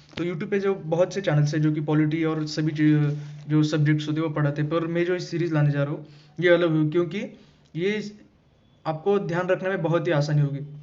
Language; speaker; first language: Hindi; non-native, local second language; Marathi